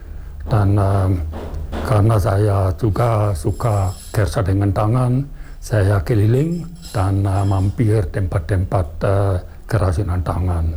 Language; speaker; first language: Indonesian; non-native, fluent; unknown